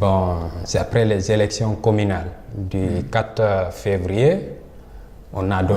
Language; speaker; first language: French; non-native, local second language; Fula